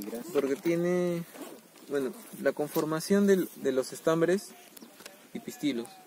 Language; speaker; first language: Spanish; native; Spanish